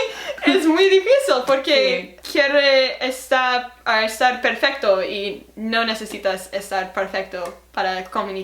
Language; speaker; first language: Spanish; non-native, learner; English